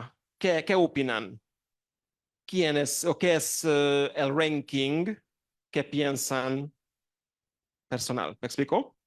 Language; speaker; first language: Spanish; non-native, learner; Hungarian